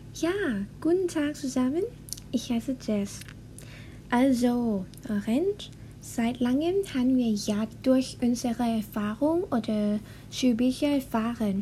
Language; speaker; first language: German; non-native, learner; Thai